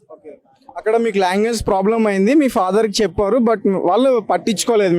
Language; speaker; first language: Telugu; native; Telugu